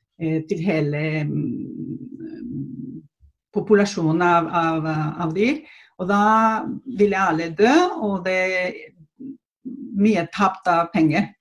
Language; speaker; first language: Norwegian; non-native, fluent; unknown